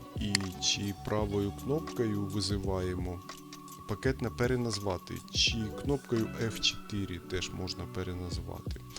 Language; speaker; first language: Ukrainian; non-native, local second language; Russian